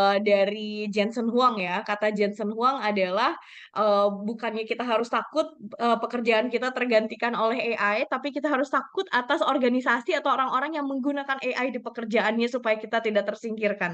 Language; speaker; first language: Indonesian; native; Indonesian